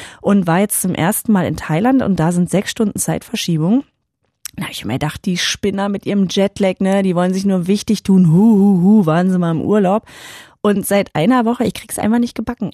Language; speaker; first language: German; native; German